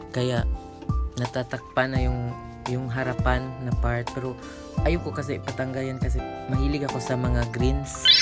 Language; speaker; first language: Filipino; non-native, local second language; Cebuano